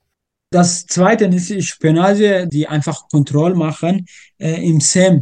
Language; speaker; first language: German; non-native, learner; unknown